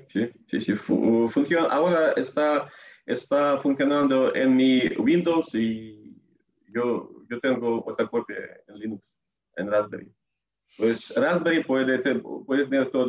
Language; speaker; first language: Spanish; non-native, fluent; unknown